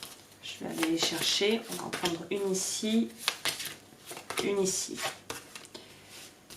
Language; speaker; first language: French; native; French